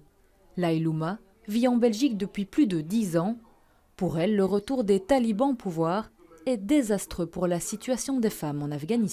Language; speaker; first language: French; native; French